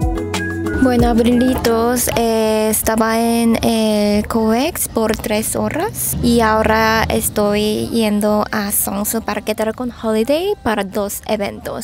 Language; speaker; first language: Spanish; non-native, fluent; Korean